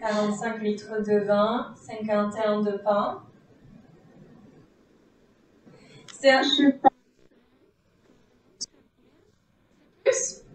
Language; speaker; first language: French; non-native, fluent; Czech